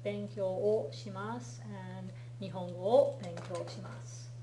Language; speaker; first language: Japanese; non-native, fluent; English